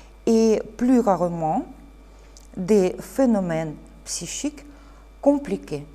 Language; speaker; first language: French; non-native, fluent; Russian